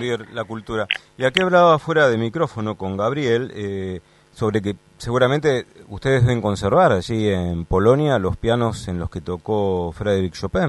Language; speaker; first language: Spanish; native; Spanish